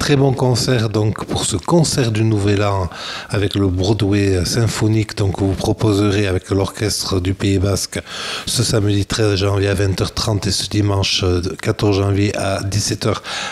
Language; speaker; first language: French; native; French